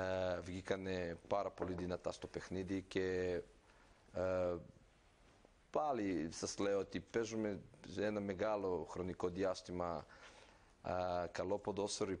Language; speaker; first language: Greek; non-native, fluent; Serbian